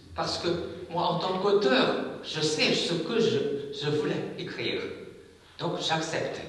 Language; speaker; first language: French; non-native, fluent; Chinese